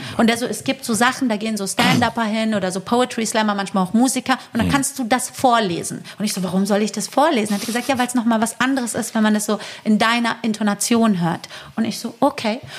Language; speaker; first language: German; early bilingual, other home language; Persian